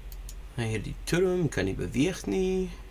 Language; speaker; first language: Dutch; non-native, learner; English